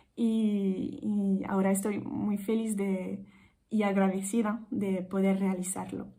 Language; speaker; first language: Spanish; non-native, fluent; French